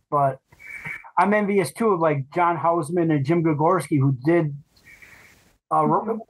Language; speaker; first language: English; native; English